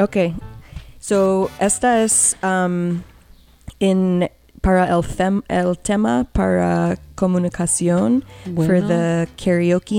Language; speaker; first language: Spanish; non-native, learner; English